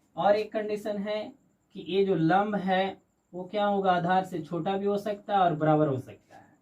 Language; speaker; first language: Hindi; native; Hindi